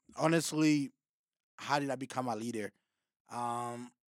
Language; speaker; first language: English; non-native, local second language; Rundi